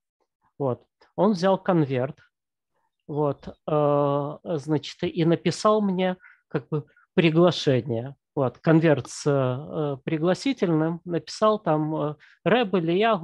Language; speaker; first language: Russian; native; Russian